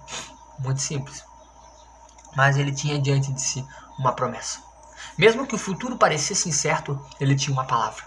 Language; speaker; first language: Portuguese; native; Portuguese